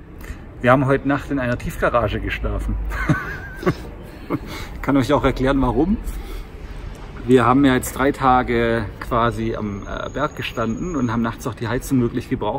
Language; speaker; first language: German; native; German